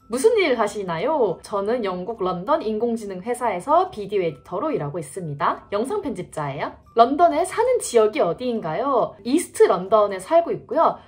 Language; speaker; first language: Korean; native; Korean